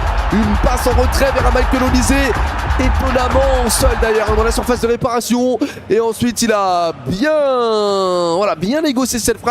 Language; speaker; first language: French; native; French